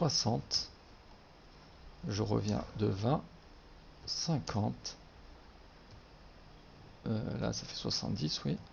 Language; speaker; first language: French; native; French